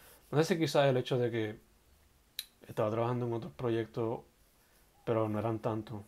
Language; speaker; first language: Spanish; native; Spanish